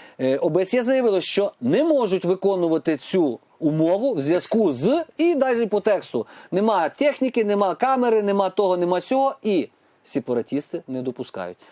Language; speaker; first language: Ukrainian; native; Ukrainian